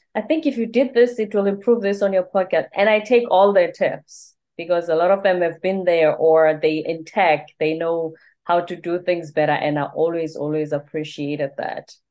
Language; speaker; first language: English; non-native, local second language; Zulu